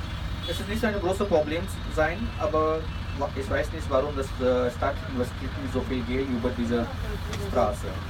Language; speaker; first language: German; non-native, learner; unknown